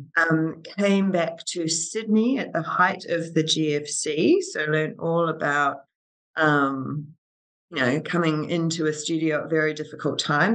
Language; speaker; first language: English; native; English